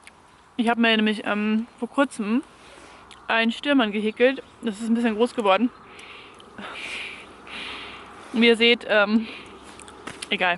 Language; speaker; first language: German; native; German